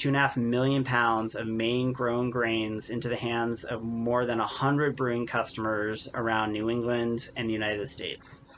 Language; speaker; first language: English; native; English